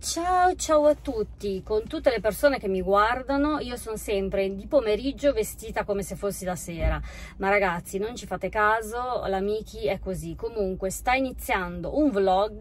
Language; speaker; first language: Italian; native; Italian